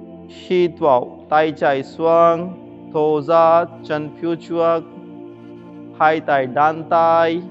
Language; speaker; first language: Vietnamese; non-native, learner; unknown